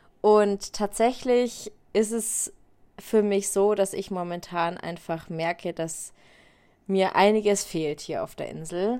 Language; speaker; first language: German; native; German